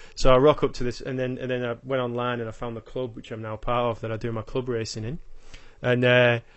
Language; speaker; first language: English; native; English